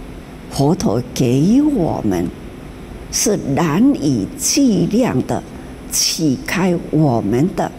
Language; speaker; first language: Chinese; native; Chinese